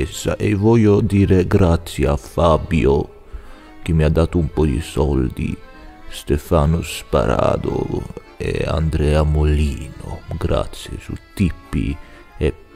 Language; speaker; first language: Italian; non-native, learner; Swedish